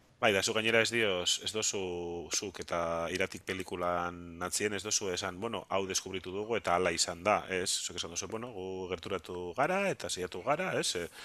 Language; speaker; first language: Basque; native; Basque